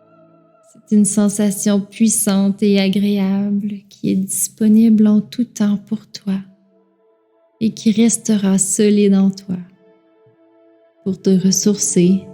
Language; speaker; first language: French; native; French